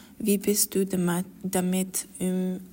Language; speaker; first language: German; non-native, learner; English